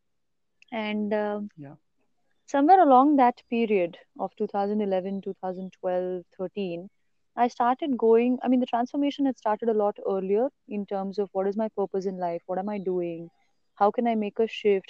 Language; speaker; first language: English; non-native, local second language; Marathi